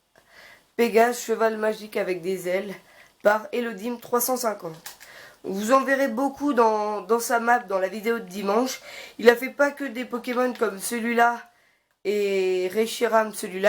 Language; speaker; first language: French; native; French